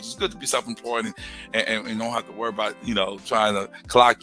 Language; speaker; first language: English; native; English